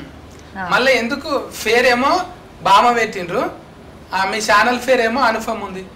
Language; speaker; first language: Telugu; native; Telugu